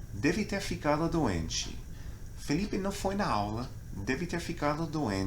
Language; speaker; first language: Portuguese; non-native, fluent; English